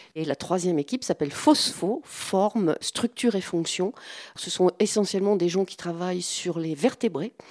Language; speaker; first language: French; native; French